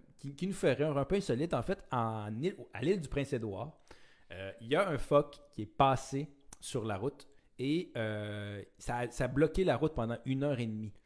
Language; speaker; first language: French; native; French